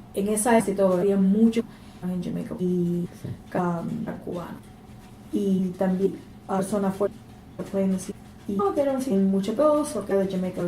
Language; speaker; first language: Spanish; native; Spanish